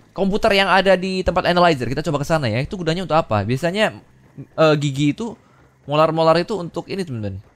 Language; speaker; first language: Indonesian; native; Indonesian